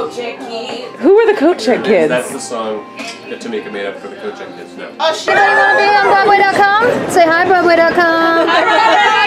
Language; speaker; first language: English; native; English